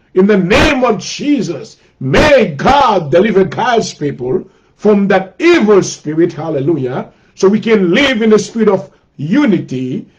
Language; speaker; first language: English; non-native, fluent; Haitian Creole